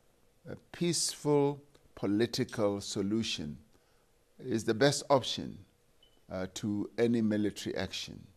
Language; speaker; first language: English; non-native, local second language; Venda